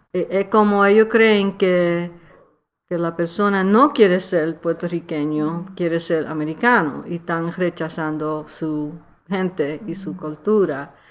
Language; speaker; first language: Spanish; early bilingual, heritage; Spanish